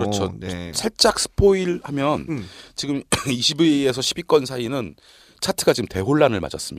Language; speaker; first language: Korean; native; Korean